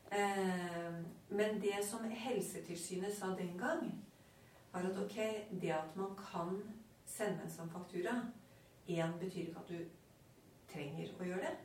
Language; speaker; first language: Norwegian; native; Norwegian